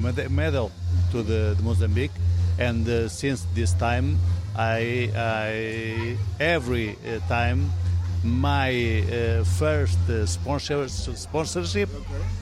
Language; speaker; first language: English; non-native, learner; Portuguese